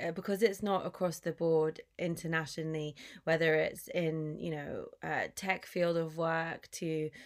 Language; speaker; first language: English; native; English